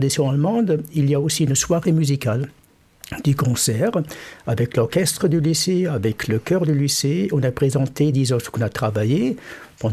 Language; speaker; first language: French; non-native, fluent; German